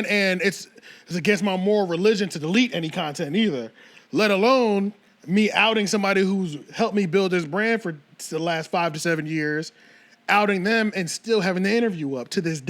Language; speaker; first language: English; native; English